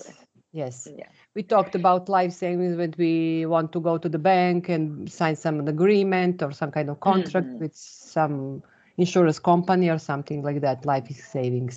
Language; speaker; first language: English; non-native, fluent; Serbian